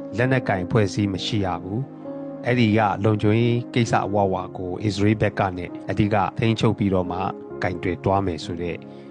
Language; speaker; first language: Burmese; non-native, local second language; Hakha Chin